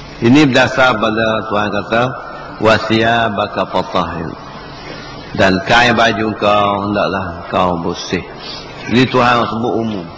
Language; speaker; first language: Malay; native; Malay